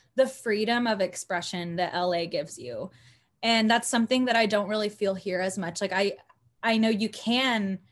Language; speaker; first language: English; native; English